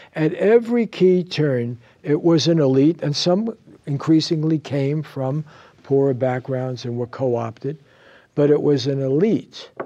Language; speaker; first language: English; native; English